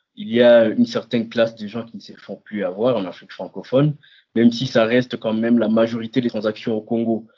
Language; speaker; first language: French; non-native, local second language; Lingala